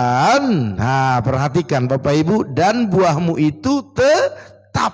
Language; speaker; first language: Indonesian; native; Indonesian